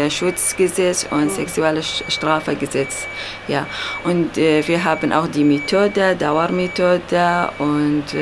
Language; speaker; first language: German; non-native, learner; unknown